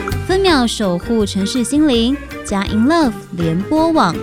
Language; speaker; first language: Chinese; native; Chinese